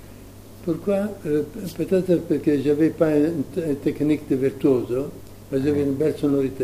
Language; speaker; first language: French; non-native, learner; Italian